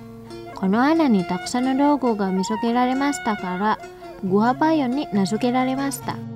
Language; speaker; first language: Japanese; non-native, fluent; Indonesian